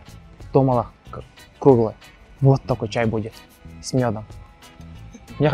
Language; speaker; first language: Russian; non-native, local second language; Kazakh